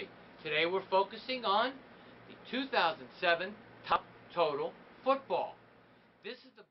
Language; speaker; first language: English; native; English